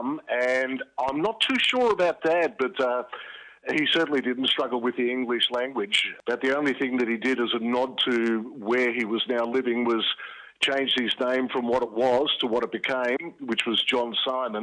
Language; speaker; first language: English; early bilingual, other home language; Greek